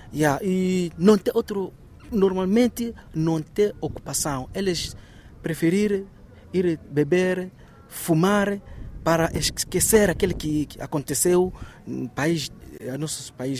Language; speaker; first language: Portuguese; non-native, learner; Swahili